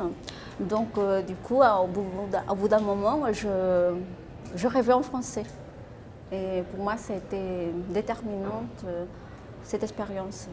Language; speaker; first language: French; non-native, fluent; Spanish